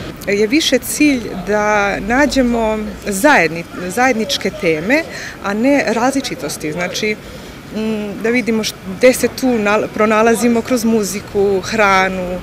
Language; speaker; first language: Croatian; early bilingual, heritage; Serbian